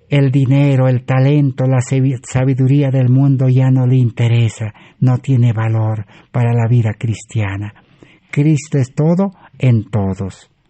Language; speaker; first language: Spanish; native; Spanish